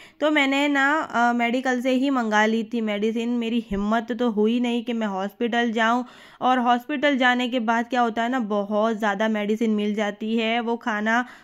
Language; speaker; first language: Hindi; native; Hindi